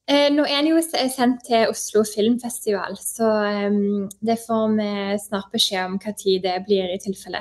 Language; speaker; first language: Norwegian; native; Norwegian